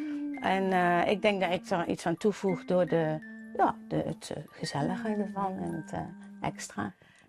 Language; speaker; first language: Dutch; native; Dutch